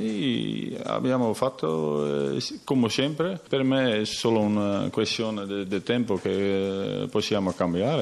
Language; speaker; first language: Italian; non-native, learner; Dutch